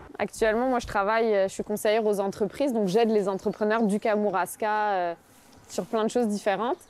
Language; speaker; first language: French; early bilingual, other home language; Polish